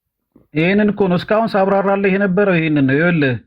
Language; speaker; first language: Amharic; native; Amharic